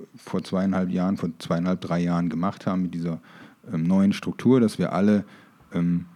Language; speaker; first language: German; native; German